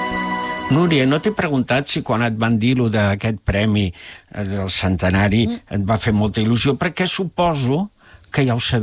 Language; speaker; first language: Catalan; native; Catalan